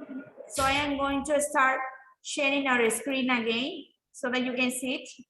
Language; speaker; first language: English; non-native, fluent; Spanish